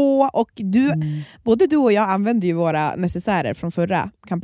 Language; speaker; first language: Swedish; native; Swedish